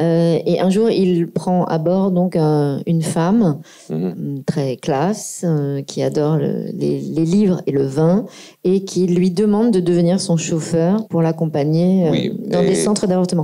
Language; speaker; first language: French; native; French